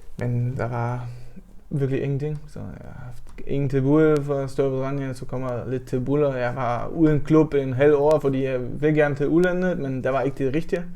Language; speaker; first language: Danish; non-native, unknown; German